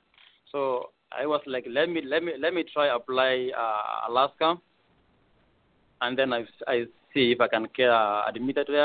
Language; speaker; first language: English; non-native, local second language; Kalenjin